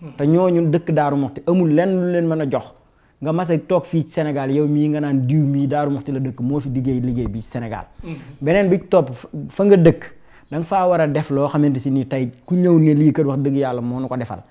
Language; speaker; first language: Wolof; native; Wolof